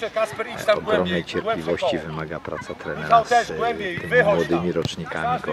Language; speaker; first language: Polish; native; Polish